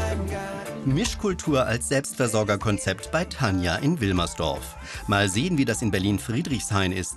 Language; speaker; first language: German; native; German